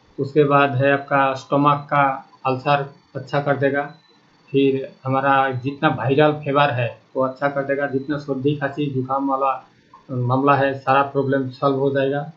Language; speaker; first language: Hindi; non-native, local second language; Bangla